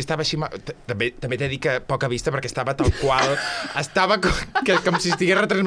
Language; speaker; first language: Catalan; native; Catalan